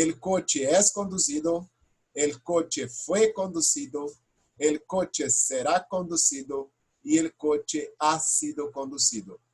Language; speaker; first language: Spanish; non-native, fluent; Portuguese